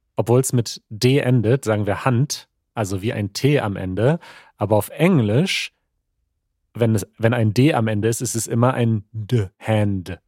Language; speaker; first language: German; native; German